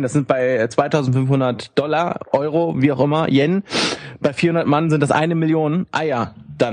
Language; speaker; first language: German; native; German